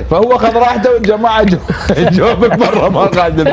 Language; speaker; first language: Arabic; native; Arabic